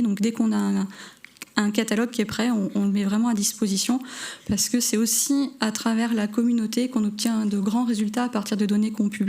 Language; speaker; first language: French; native; French